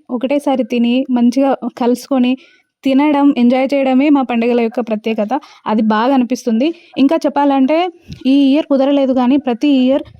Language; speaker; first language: Telugu; non-native, local second language; Lambadi